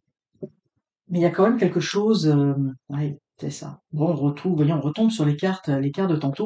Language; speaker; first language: French; native; French